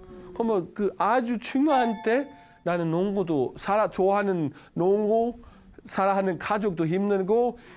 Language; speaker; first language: Korean; non-native, learner; Danish